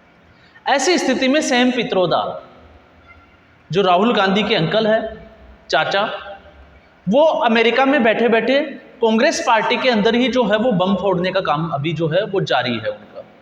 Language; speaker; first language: Hindi; native; Hindi